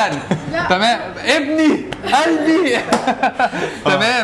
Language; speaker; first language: Arabic; native; Arabic